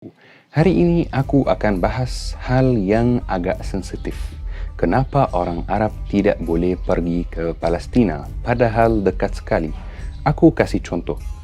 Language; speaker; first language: Indonesian; non-native, fluent; Arabic